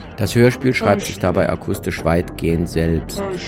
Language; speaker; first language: German; native; German